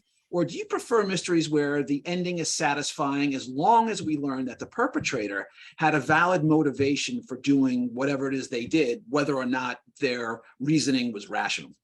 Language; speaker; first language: English; native; English